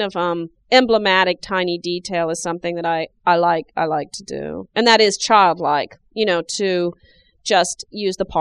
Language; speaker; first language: English; native; English